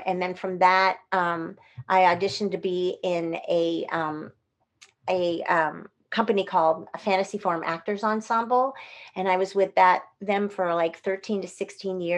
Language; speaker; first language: English; native; English